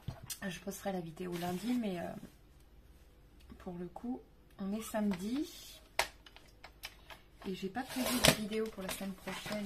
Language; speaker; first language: French; native; French